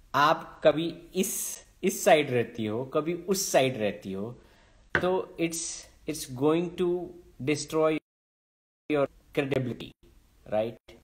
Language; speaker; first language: Hindi; native; Hindi